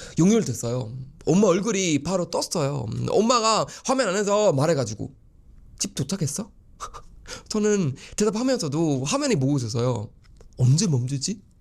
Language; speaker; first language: Korean; non-native, fluent; Swedish